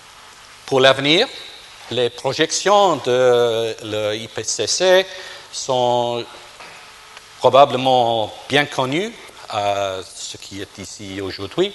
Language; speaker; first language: French; non-native, fluent; English